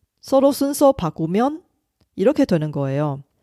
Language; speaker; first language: Korean; non-native, fluent; Chinese